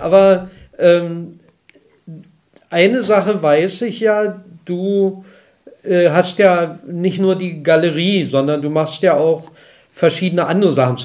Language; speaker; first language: German; native; German